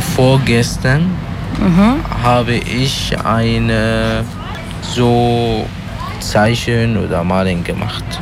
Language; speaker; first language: German; non-native, learner; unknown